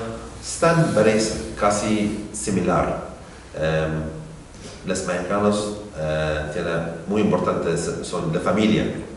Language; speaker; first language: Spanish; non-native, learner; Arabic